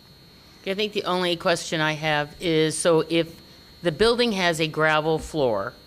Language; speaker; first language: English; native; English